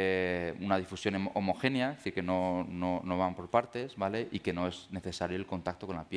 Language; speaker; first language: Spanish; native; Spanish